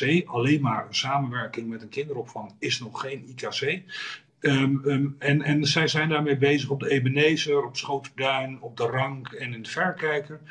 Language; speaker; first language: Dutch; native; Dutch